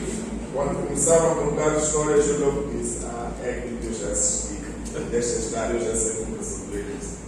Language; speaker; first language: Portuguese; non-native, local second language; Tsonga